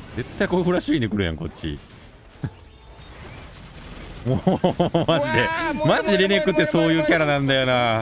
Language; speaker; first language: Japanese; native; Japanese